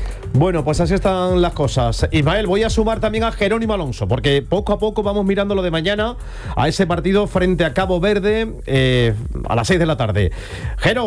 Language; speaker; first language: Spanish; native; Spanish